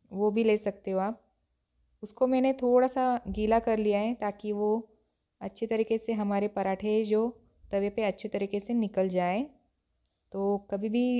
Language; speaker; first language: Hindi; non-native, local second language; Marathi